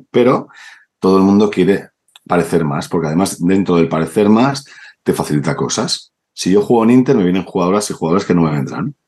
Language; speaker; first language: Spanish; native; Spanish